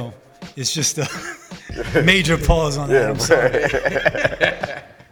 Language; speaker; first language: English; native; English